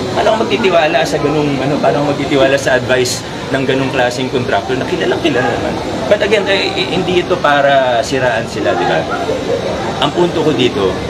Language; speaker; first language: Filipino; native; Filipino